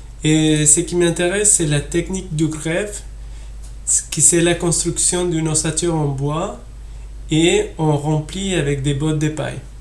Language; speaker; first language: French; non-native, fluent; Spanish